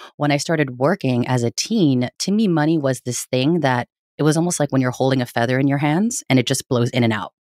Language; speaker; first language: English; early bilingual, other home language; Filipino